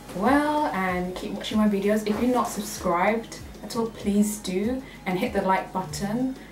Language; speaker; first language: English; native; English